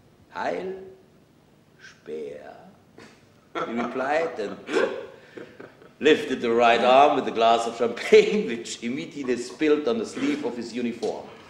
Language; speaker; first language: English; non-native, fluent; German